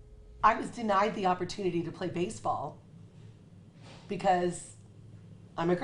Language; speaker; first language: English; native; English